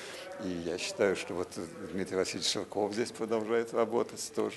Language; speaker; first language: Russian; native; Russian